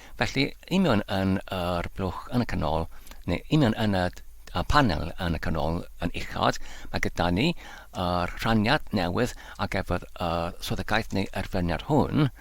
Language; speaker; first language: Welsh; native; Welsh